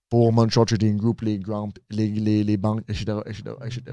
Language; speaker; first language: French; native; French